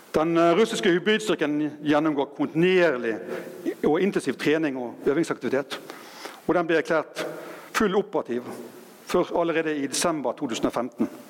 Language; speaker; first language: Norwegian; native; Norwegian